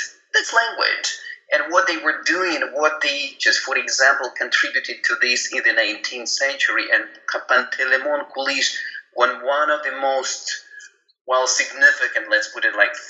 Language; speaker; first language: English; non-native, fluent; Ukrainian